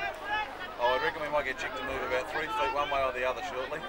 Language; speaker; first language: English; native; English